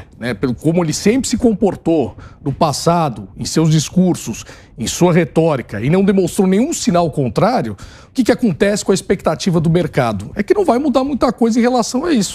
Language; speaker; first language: Portuguese; native; Portuguese